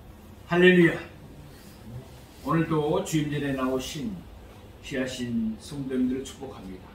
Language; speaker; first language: Korean; native; Korean